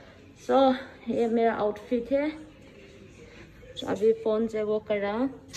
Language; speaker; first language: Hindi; non-native, local second language; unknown